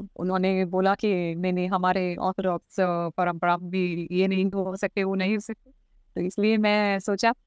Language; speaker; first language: Hindi; non-native, local second language; Tamil